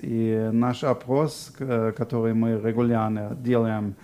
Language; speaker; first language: Russian; non-native, fluent; German